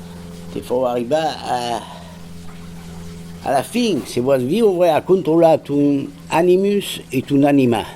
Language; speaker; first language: French; non-native, fluent; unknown